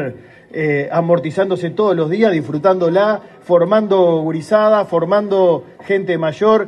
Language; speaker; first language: Spanish; native; Spanish